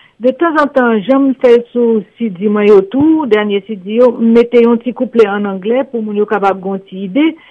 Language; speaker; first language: French; non-native, local second language; Haitian Creole